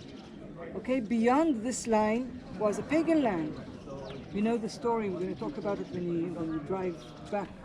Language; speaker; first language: English; non-native, fluent; Hebrew